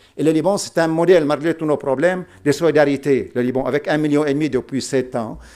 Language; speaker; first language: French; non-native, local second language; Arabic